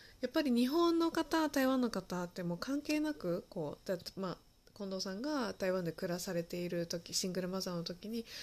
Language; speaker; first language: Japanese; early bilingual, other home language; Chinese